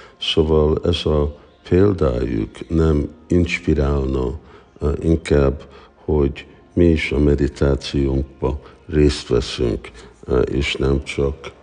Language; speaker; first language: Hungarian; early bilingual, heritage; Hungarian